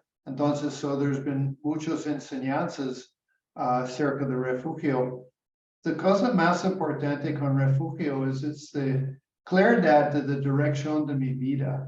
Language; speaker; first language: Spanish; non-native, learner; English